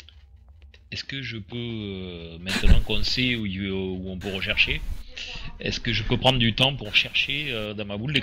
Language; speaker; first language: French; native; French